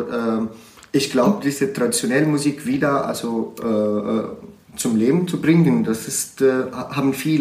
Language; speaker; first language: German; non-native, learner; Arabic